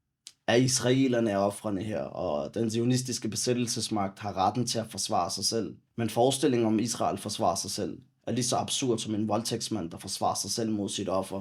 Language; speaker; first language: Danish; early bilingual, other home language; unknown